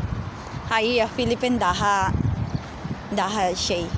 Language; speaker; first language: Turkish; non-native, learner; Filipino